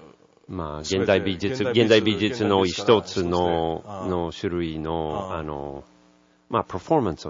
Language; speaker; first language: Japanese; non-native, learner; English